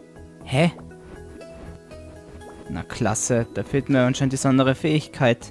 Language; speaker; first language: German; native; German